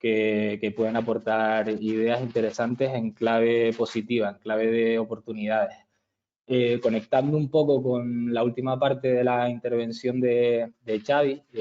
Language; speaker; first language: Spanish; native; Spanish